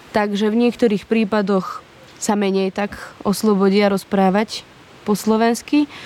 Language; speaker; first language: Slovak; early bilingual, heritage; Slovak